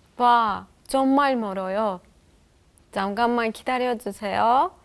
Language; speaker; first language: Korean; non-native, learner; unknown